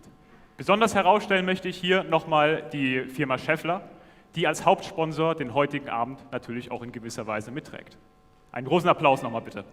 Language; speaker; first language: German; native; German